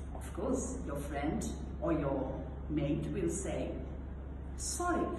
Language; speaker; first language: English; non-native, local second language; Sinhala